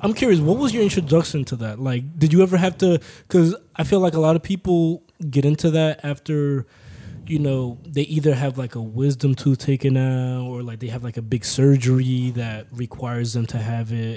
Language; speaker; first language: English; early bilingual, other home language; Spanish